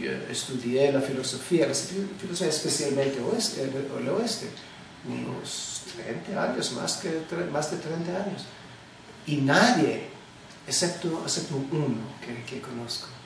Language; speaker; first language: Spanish; non-native, fluent; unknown